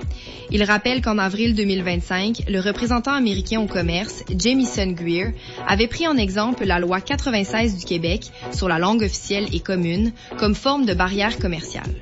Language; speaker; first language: French; native; French